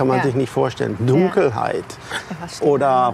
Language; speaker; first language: German; native; German